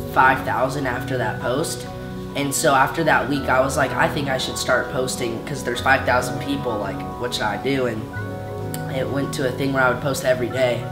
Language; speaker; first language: English; native; English